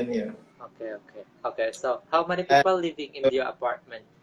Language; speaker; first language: English; non-native, local second language; Indonesian